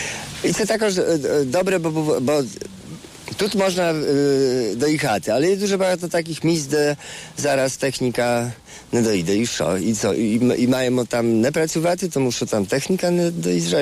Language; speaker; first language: Ukrainian; non-native, fluent; Polish